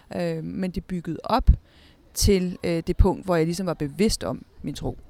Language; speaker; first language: Danish; early bilingual, other home language; Spanish